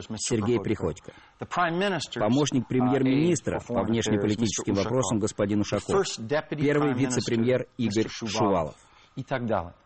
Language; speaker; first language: Russian; non-native, fluent; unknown